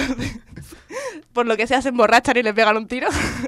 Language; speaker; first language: Spanish; native; Spanish